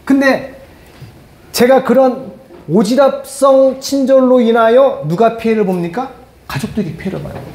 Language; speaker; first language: Korean; native; Korean